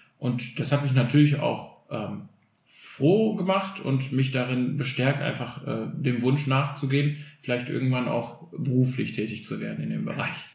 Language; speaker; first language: German; early bilingual, other home language; Albanian